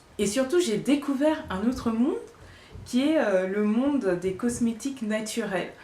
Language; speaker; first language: French; early bilingual, other home language; Bambara